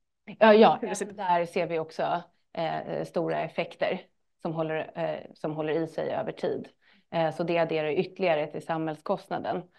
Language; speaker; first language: Swedish; native; Swedish